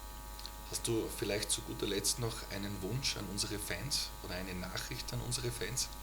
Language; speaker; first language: German; native; German